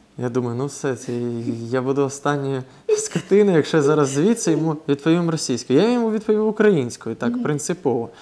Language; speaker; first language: Ukrainian; non-native, local second language; Russian